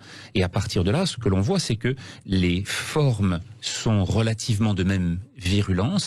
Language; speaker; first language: French; native; French